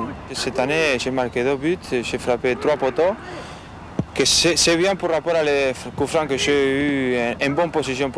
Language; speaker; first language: French; non-native, fluent; Spanish